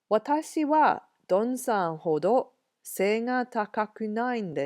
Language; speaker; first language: Japanese; non-native, fluent; English